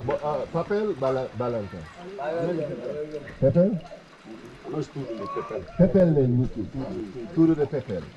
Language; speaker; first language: Portuguese; non-native, learner; English